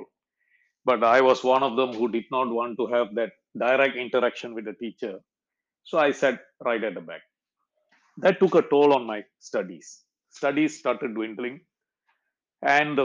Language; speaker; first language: English; non-native, local second language; Malayalam